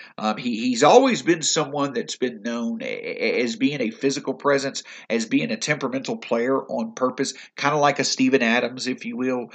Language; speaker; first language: English; native; English